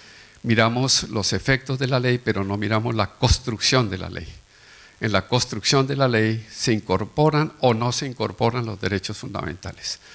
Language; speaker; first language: Spanish; native; Spanish